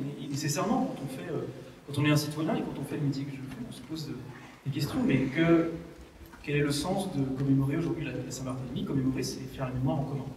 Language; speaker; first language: French; native; French